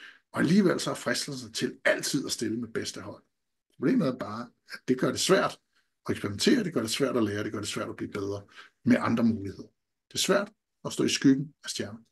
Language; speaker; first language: Danish; native; Danish